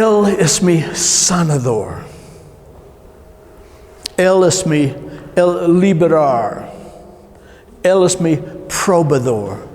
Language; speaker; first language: Spanish; non-native, learner; English